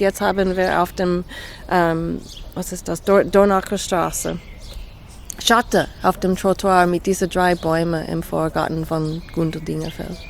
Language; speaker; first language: German; non-native, fluent; English